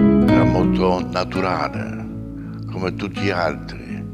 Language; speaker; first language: Italian; non-native, fluent; Polish